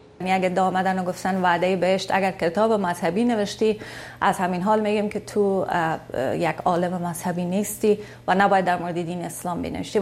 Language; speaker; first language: Persian; native; Persian